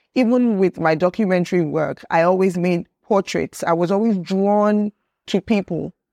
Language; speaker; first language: English; non-native, local second language; Yoruba